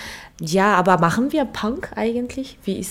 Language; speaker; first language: German; non-native, fluent; Korean